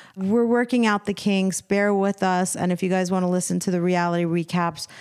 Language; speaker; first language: English; native; English